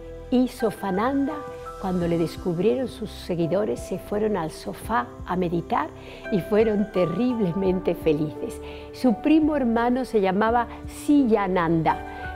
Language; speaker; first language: Spanish; native; Spanish